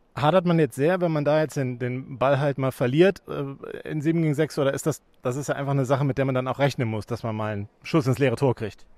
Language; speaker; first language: German; native; German